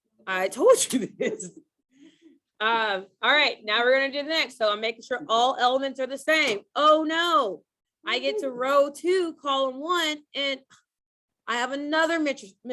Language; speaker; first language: English; native; English